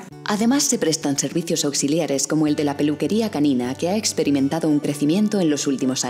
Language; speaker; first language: Spanish; native; Spanish